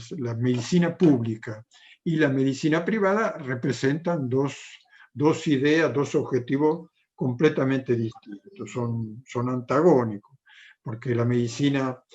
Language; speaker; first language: Spanish; non-native, fluent; Italian